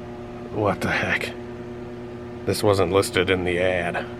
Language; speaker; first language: English; native; English